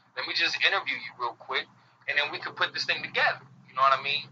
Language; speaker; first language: English; native; English